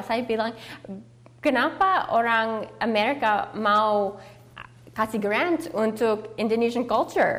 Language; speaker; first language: Indonesian; early bilingual, heritage; English